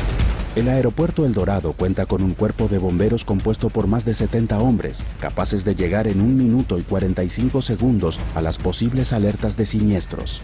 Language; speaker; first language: Spanish; native; Spanish